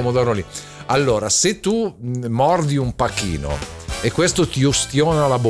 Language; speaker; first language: Italian; native; Italian